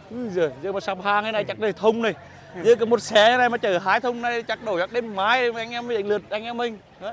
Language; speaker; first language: Vietnamese; native; Vietnamese